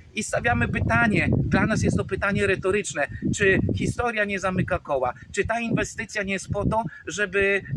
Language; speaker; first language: Polish; native; Polish